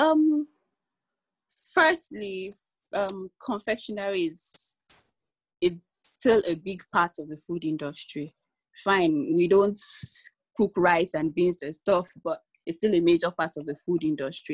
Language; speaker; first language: English; non-native, local second language; Yoruba